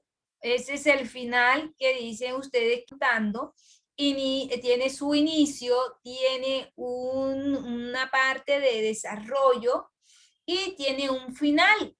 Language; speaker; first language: Spanish; native; Spanish